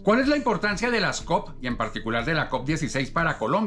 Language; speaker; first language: Spanish; native; Spanish